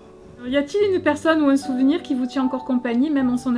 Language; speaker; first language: French; native; French